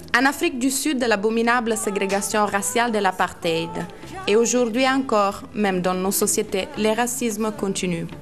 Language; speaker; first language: French; non-native, fluent; Italian